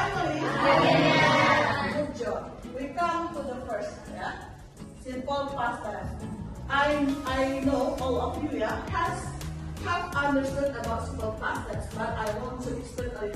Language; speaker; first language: English; non-native, fluent; Indonesian